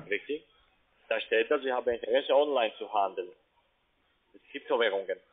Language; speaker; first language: German; non-native, learner; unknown